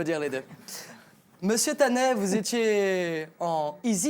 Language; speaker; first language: French; native; French